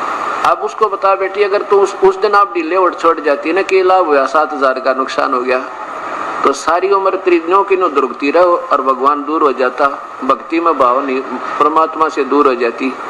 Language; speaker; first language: Hindi; non-native, local second language; Haryanvi